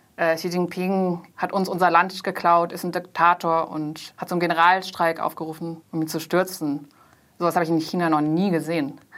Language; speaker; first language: German; non-native, fluent; Chinese